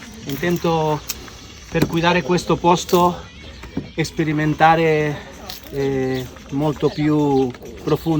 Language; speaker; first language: Italian; non-native, learner; Spanish